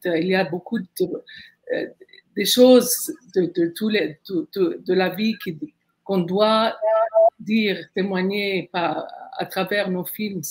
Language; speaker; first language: French; non-native, fluent; Arabic